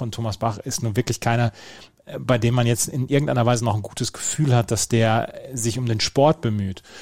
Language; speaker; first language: German; native; German